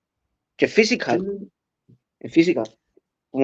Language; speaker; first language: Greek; early bilingual, heritage; Greek